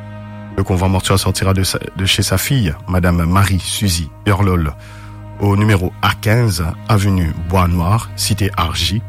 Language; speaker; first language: French; non-native, local second language; Morisyen